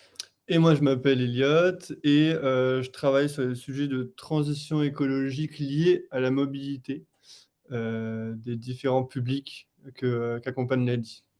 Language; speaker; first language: French; native; French